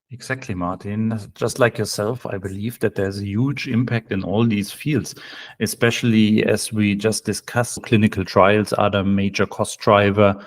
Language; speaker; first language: English; non-native, fluent; German